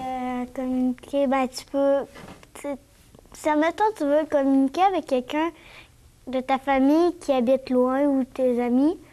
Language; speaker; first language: French; native; French